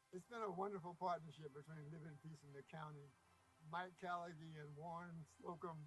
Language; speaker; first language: English; native; English